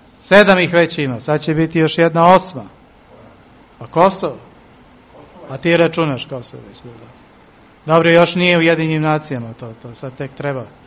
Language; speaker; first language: Serbian; early bilingual, heritage; Serbian